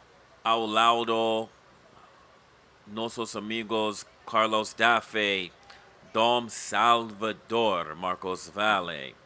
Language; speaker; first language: Portuguese; non-native, learner; English